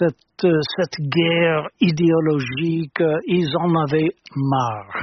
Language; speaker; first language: French; non-native, fluent; English